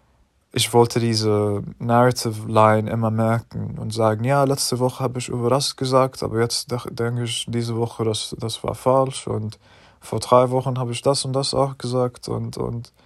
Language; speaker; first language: German; non-native, fluent; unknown